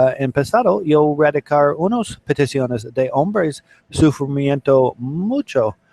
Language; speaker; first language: Spanish; non-native, learner; English